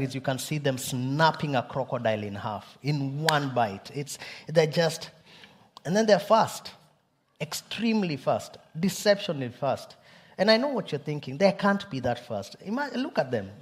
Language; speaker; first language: English; non-native, local second language; Luo (Kenya and Tanzania)